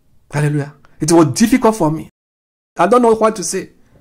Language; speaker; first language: English; non-native, fluent; Ewe